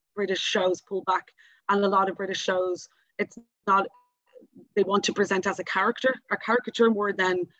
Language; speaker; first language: English; native; English